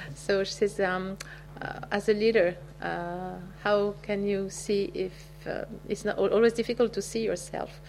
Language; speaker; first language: English; native; English